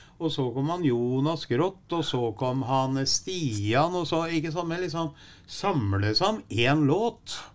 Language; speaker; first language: Norwegian; native; Norwegian